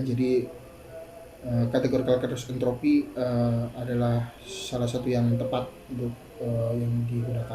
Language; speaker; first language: Indonesian; native; Indonesian